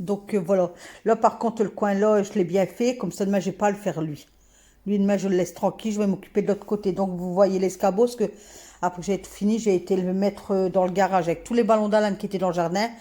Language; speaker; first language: French; native; French